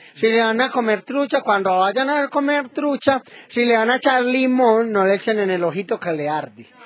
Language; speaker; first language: Spanish; native; Spanish